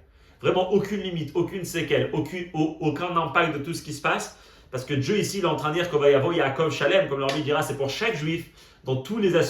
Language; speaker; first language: French; native; French